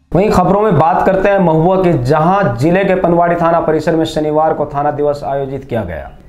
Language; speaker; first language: Hindi; native; Hindi